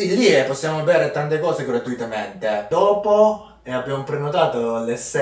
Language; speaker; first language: Italian; non-native, learner; Japanese